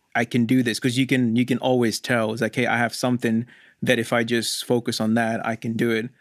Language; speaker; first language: English; non-native, local second language; Hindi